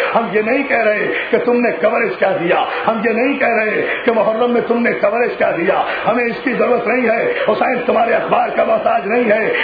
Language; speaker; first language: Urdu; native; Urdu